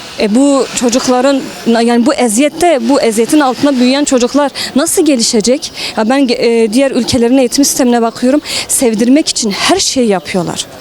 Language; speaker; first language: Turkish; non-native, local second language; Kurdish